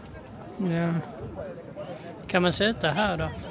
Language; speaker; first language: Swedish; non-native, local second language; Tigrinya